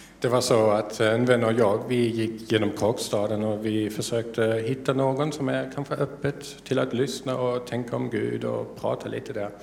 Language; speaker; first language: Swedish; non-native, fluent; German